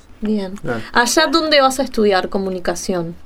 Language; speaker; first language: Spanish; native; Spanish